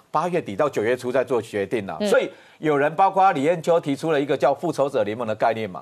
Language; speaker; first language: Chinese; native; Chinese